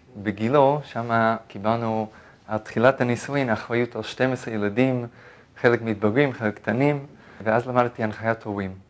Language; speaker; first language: Hebrew; non-native, fluent; English